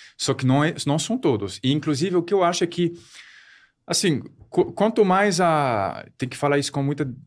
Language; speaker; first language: Portuguese; non-native, fluent; French